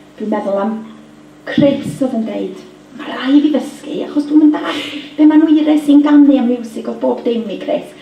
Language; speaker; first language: Welsh; native; Welsh